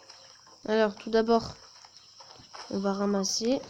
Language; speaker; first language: French; native; French